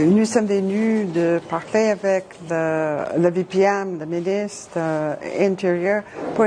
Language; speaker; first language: French; non-native, fluent; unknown